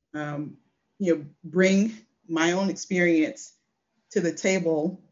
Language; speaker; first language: English; native; English